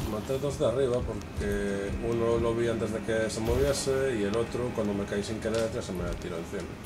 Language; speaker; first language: Spanish; native; Spanish